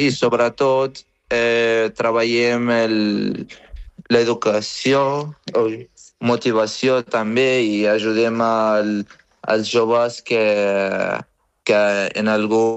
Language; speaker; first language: Catalan; non-native, fluent; Arabic